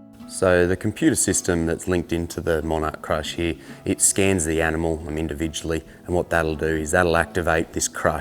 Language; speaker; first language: English; native; English